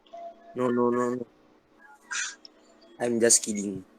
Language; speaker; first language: English; non-native, learner; Indonesian